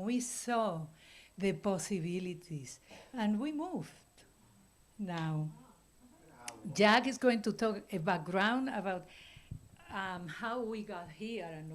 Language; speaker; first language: English; non-native, fluent; Spanish